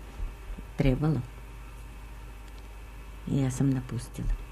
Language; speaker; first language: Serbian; non-native, learner; Armenian